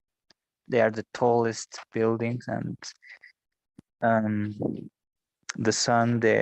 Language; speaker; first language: English; non-native, learner; Spanish